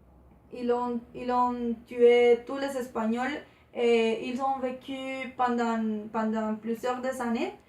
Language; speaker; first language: French; non-native, learner; Spanish